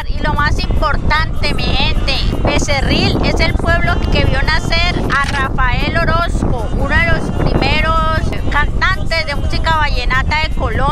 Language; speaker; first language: Spanish; native; Spanish